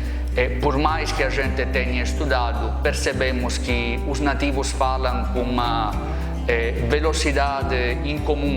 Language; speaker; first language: Portuguese; non-native, fluent; Italian